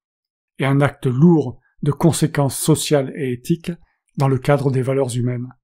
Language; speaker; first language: French; native; French